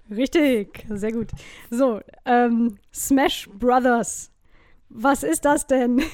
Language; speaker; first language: German; native; German